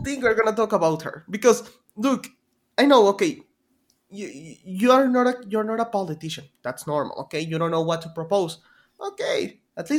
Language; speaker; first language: English; non-native, fluent; Spanish